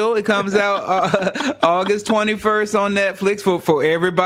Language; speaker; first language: English; native; English